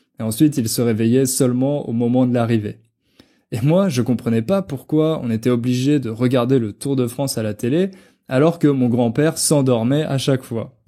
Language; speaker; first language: French; native; French